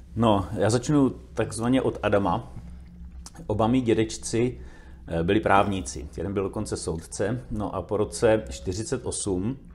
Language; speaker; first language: Czech; native; Czech